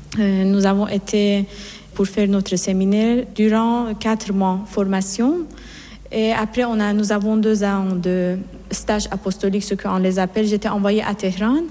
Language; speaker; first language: French; non-native, fluent; Persian